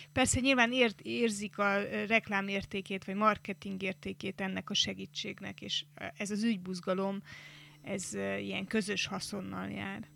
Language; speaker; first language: Hungarian; native; Hungarian